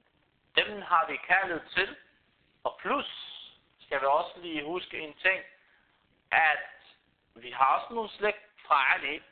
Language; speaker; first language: Danish; early bilingual, other home language; Arabic